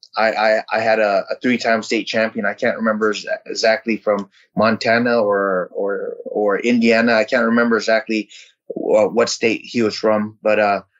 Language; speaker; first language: English; early bilingual, other home language; Vietnamese